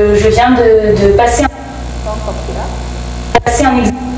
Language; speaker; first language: French; non-native, learner; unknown